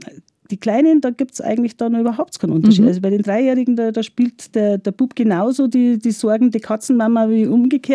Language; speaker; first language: German; native; German